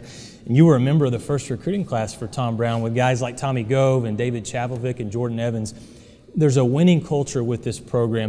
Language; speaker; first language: English; native; English